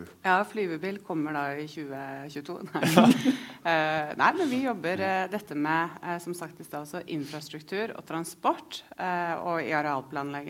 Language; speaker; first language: Norwegian; native; Norwegian